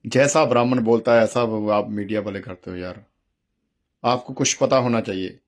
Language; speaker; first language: Hindi; non-native, local second language; Punjabi